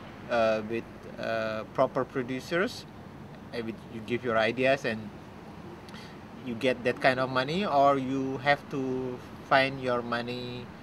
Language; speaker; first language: English; non-native, fluent; Indonesian